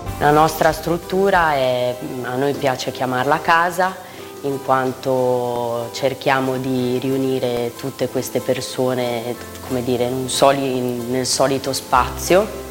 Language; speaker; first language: Italian; native; Italian